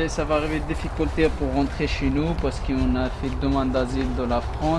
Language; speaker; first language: French; non-native, learner; Pashto